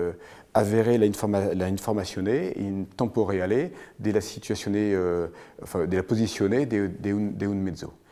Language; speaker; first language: Italian; non-native, fluent; French